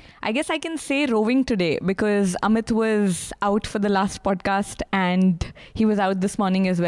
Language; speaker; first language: English; non-native, local second language; Hindi